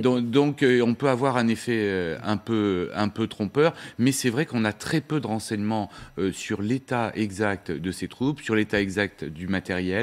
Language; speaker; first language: French; native; French